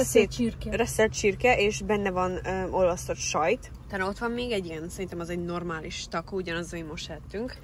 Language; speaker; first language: Hungarian; non-native, fluent; English